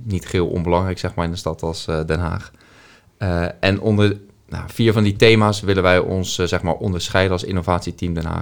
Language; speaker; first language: Dutch; native; Dutch